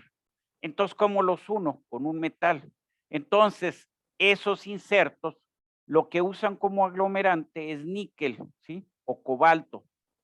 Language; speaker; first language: Spanish; native; Spanish